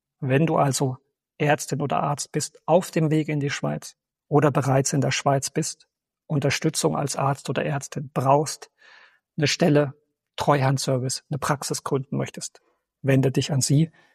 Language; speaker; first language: German; native; German